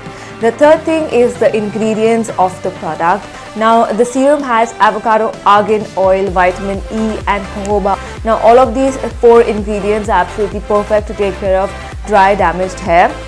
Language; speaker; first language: English; non-native, local second language; Hindi